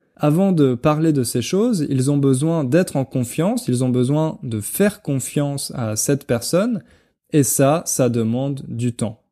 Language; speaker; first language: French; native; French